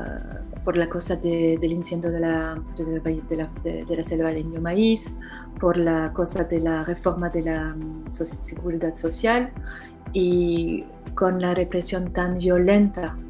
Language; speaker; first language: Spanish; non-native, fluent; French